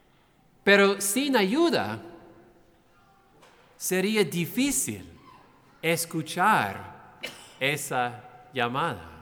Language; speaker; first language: Spanish; non-native, fluent; English